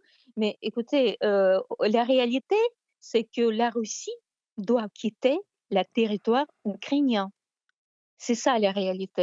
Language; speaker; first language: French; non-native, fluent; Ukrainian